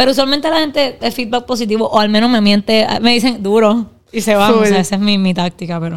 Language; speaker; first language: Spanish; native; Spanish